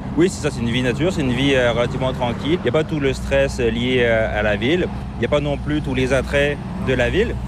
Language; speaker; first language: French; native; French